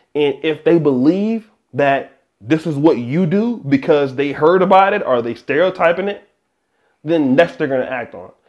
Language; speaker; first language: English; native; English